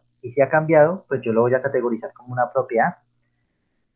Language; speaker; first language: Spanish; native; Spanish